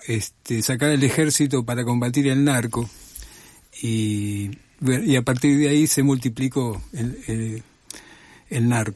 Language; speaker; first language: Spanish; native; Spanish